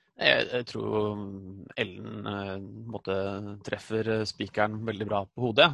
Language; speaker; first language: Norwegian; native; Norwegian